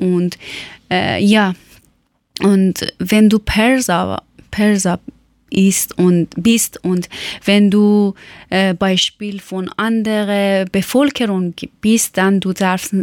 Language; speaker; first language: German; non-native, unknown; Persian